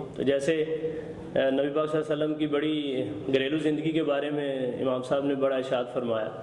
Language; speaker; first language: Urdu; non-native, local second language; Punjabi